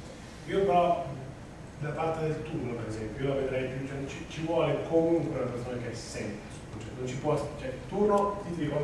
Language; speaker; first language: Italian; native; Italian